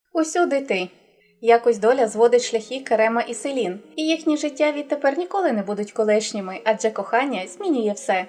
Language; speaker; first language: Ukrainian; native; Ukrainian